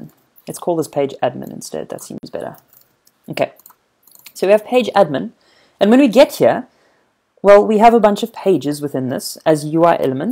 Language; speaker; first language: English; native; English